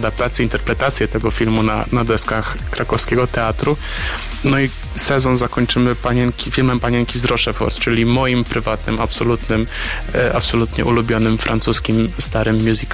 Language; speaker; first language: Polish; native; Polish